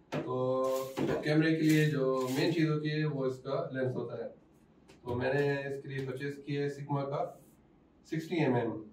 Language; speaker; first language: Urdu; non-native, local second language; Saraiki